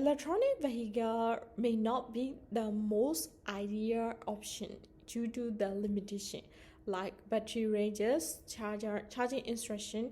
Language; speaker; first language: English; non-native, learner; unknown